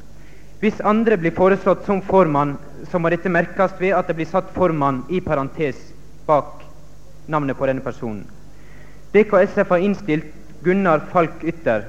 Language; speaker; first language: Norwegian; native; Norwegian